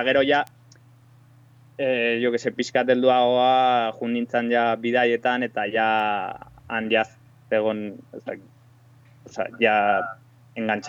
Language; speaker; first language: Basque; non-native, local second language; Spanish